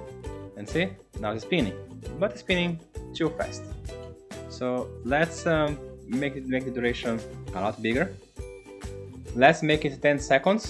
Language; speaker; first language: English; non-native, fluent; Portuguese